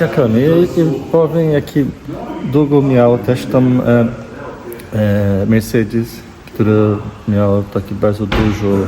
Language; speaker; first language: Polish; non-native, learner; Portuguese